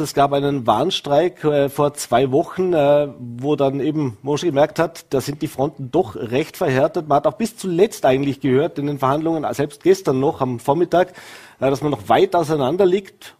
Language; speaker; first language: German; native; German